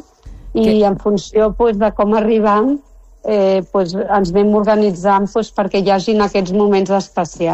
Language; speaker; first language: Catalan; non-native, local second language; Spanish